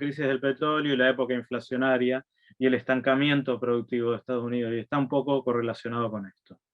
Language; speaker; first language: Spanish; native; Spanish